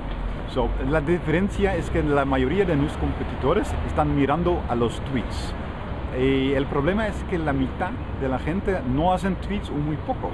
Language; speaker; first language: Spanish; non-native, fluent; Dutch